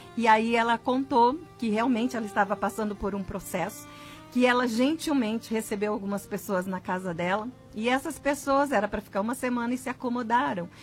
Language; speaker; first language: Portuguese; native; Portuguese